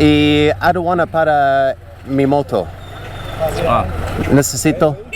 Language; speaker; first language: Spanish; non-native, learner; English